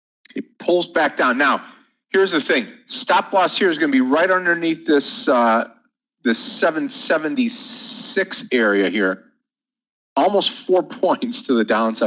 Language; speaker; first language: English; native; English